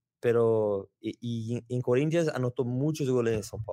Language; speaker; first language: Spanish; non-native, learner; Portuguese